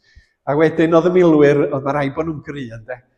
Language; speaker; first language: Welsh; native; Welsh